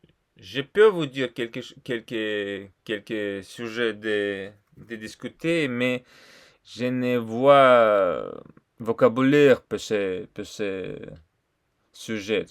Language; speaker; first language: French; non-native, learner; Russian